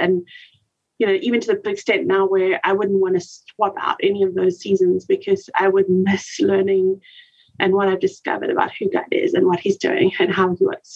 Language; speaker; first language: English; native; English